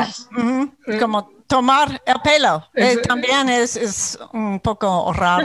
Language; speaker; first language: Spanish; non-native, learner; English